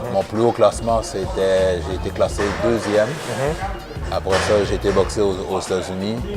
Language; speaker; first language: French; early bilingual, other home language; Haitian Creole